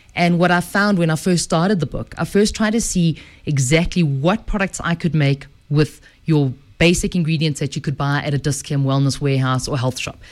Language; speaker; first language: English; native; English